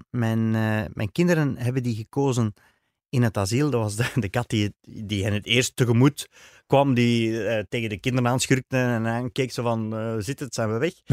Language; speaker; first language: Dutch; native; Dutch